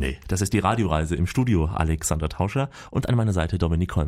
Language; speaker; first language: German; native; German